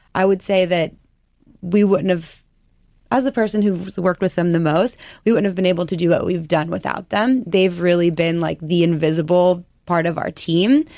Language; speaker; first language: English; native; English